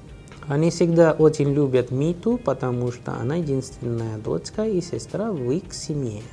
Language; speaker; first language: Russian; non-native, fluent; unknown